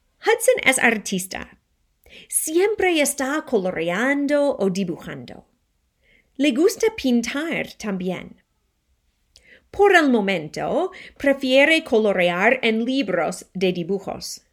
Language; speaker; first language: Spanish; non-native, fluent; English